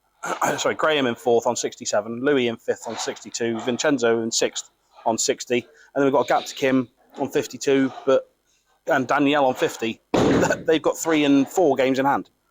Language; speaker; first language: English; native; English